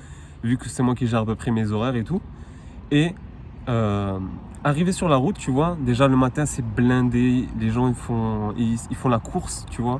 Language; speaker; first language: French; native; French